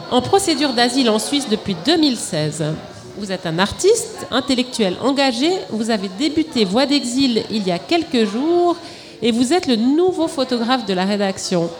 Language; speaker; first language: French; native; French